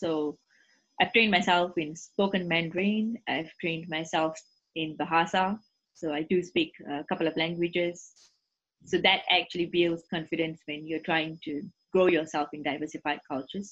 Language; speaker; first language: English; native; English